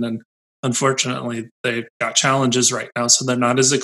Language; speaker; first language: English; native; English